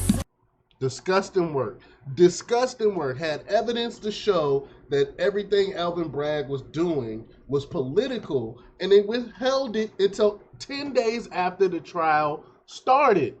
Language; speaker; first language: English; native; English